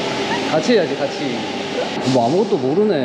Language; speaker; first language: Korean; native; Korean